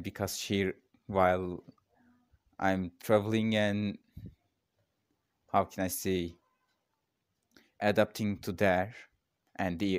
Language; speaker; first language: English; non-native, learner; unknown